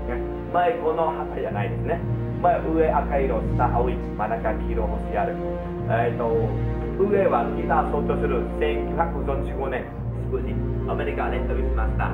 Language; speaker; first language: Japanese; non-native, learner; Vietnamese